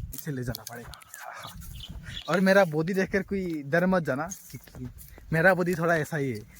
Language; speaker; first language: Hindi; non-native, local second language; Assamese